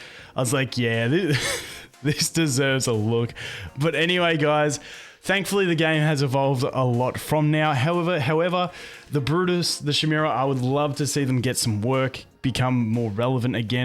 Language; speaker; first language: English; native; English